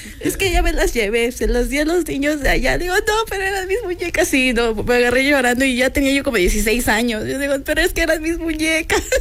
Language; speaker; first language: Spanish; early bilingual, heritage; Spanish